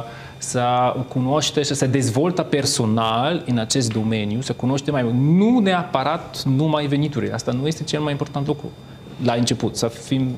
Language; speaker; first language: Romanian; non-native, fluent; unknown